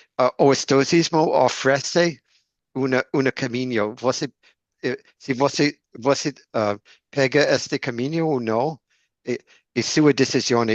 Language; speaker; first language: Portuguese; non-native, learner; English